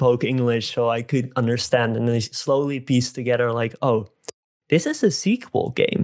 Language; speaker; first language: English; non-native, fluent; Dutch